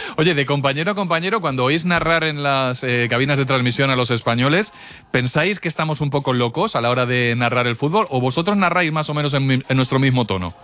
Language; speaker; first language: Spanish; native; Spanish